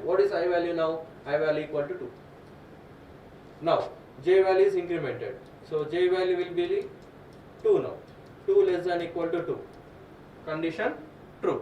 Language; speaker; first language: English; non-native, local second language; Telugu